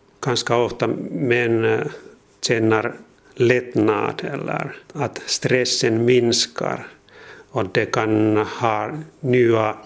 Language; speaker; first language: Swedish; non-native, learner; Finnish